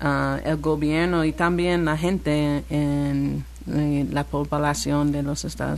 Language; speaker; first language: Spanish; non-native, learner; English